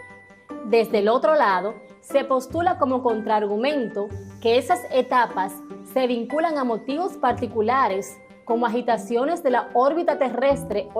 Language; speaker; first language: Spanish; native; Spanish